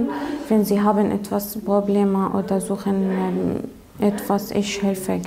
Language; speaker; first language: German; non-native, learner; Arabic